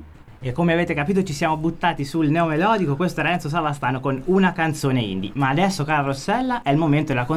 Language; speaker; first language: Italian; native; Italian